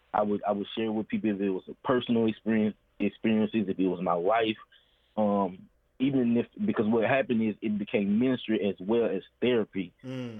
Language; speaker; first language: English; native; English